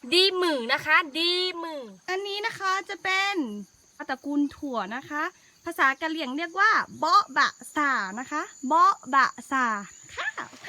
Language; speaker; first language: Thai; non-native, local second language; S'gaw Karen